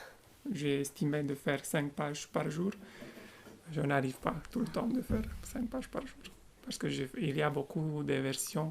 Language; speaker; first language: French; non-native, fluent; Romanian